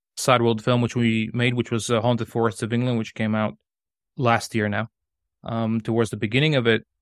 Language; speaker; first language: English; non-native, fluent; Bulgarian